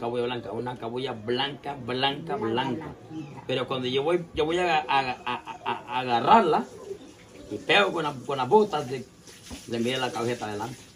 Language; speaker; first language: Spanish; native; Spanish